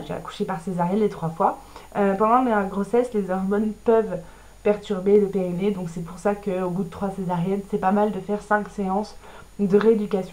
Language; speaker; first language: French; native; French